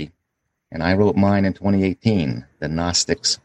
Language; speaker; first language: English; native; English